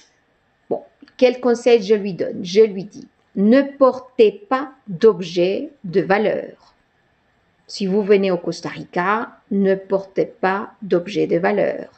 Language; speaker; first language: French; non-native, fluent; Spanish